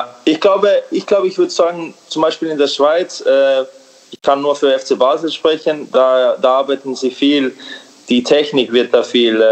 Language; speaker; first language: German; early bilingual, other home language; Serbian